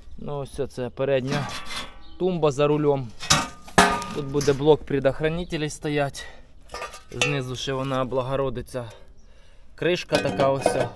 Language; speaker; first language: Ukrainian; native; Ukrainian